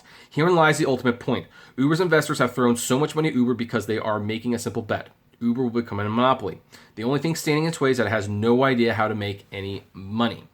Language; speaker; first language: English; native; English